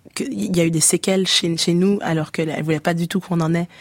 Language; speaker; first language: French; native; French